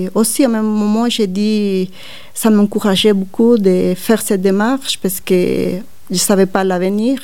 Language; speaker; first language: French; non-native, learner; Spanish